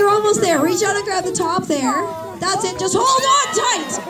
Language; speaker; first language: English; native; English